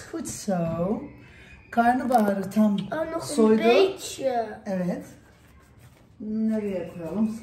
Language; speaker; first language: Turkish; early bilingual, heritage; Turkish